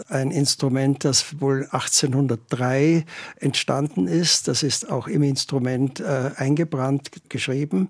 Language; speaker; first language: German; native; German